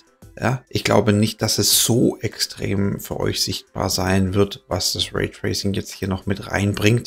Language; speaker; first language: German; native; German